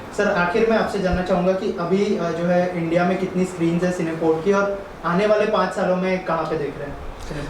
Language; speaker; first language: Hindi; native; Hindi